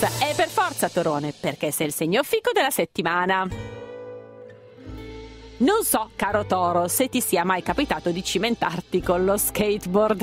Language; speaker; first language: Italian; native; Italian